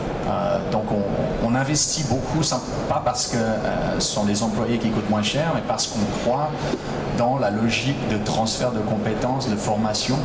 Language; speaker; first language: French; native; French